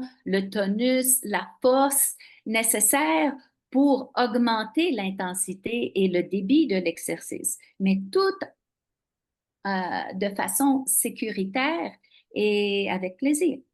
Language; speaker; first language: French; non-native, local second language; English